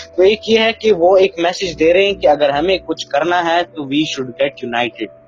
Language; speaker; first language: Urdu; non-native, local second language; Pashto